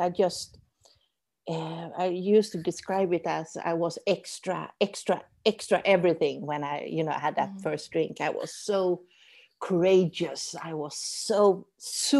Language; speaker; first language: English; non-native, fluent; Swedish